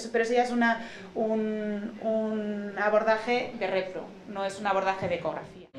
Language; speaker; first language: Spanish; native; Spanish